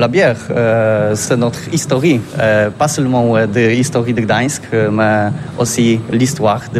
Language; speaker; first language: French; non-native, learner; Polish